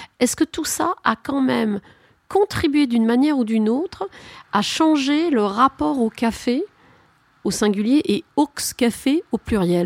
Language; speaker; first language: French; native; French